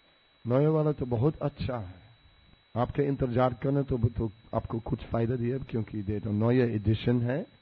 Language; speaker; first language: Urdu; non-native, learner; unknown